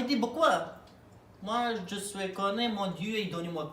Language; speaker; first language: French; non-native, learner; Arabic